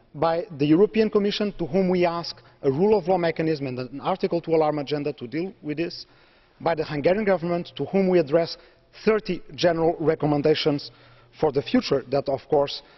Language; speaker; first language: English; non-native, fluent; Portuguese